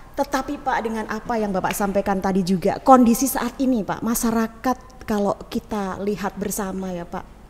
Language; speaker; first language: Indonesian; native; Indonesian